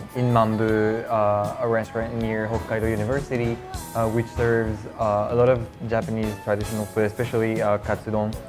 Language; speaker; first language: English; non-native, fluent; French